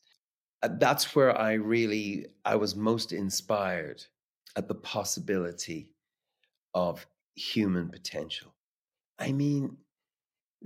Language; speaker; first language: English; native; English